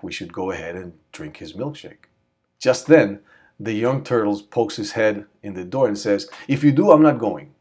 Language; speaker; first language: English; native; English